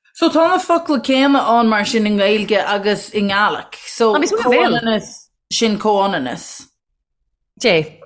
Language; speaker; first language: Irish; native; Irish